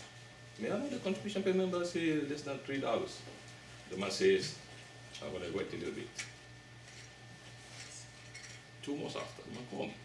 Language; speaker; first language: English; non-native, local second language; French